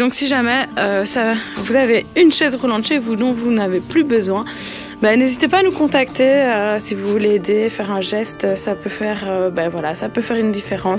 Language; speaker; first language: French; native; French